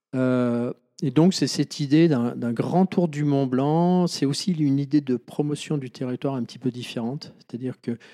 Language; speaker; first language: French; native; French